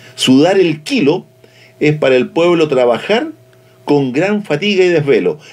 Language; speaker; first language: Spanish; native; Spanish